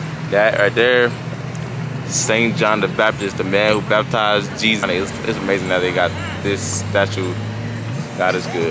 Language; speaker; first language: English; native; English